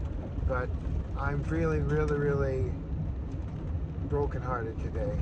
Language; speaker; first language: English; native; English